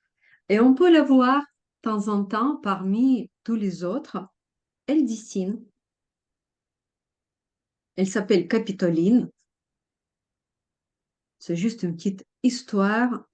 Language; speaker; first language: French; non-native, fluent; Russian